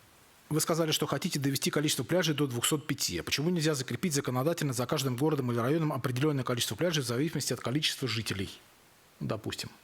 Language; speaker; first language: Russian; native; Russian